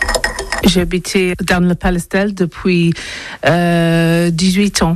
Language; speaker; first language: French; non-native, learner; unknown